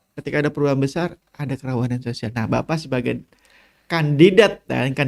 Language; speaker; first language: Indonesian; native; Indonesian